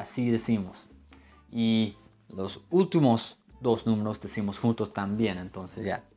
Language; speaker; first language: Spanish; non-native, fluent; English